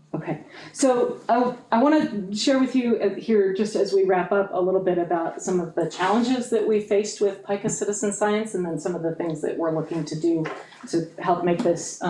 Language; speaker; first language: English; native; English